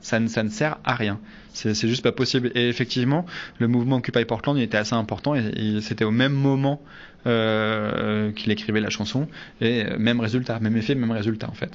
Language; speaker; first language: French; native; French